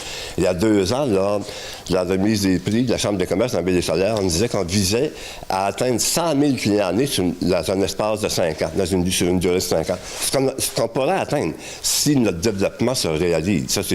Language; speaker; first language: French; native; French